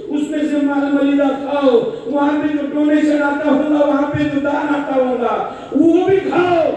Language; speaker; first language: Hindi; non-native, local second language; Marathi